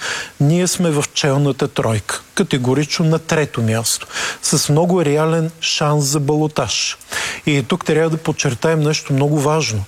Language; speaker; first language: Bulgarian; native; Bulgarian